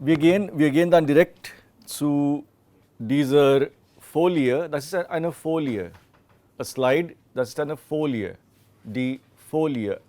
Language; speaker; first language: German; non-native, fluent; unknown